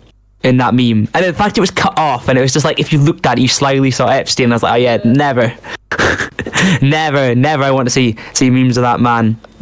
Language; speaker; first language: English; native; English